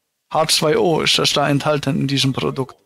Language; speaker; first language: German; native; German